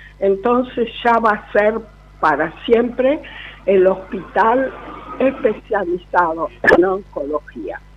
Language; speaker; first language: Spanish; native; Spanish